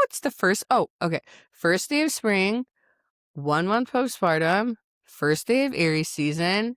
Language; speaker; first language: English; native; English